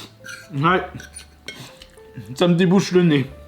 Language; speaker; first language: French; native; French